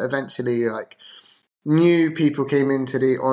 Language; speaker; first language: English; native; English